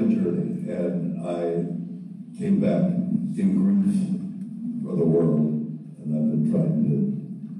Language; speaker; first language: English; native; English